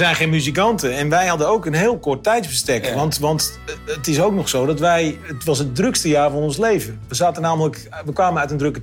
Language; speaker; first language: Dutch; native; Dutch